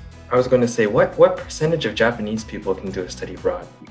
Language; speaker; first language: English; native; English